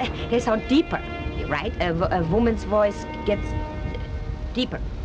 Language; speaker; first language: English; non-native, fluent; German